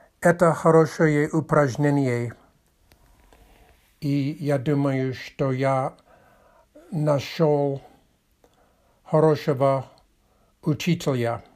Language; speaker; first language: Russian; non-native, learner; English